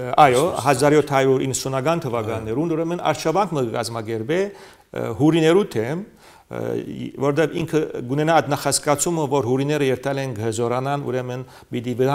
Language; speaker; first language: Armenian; early bilingual, heritage; Armenian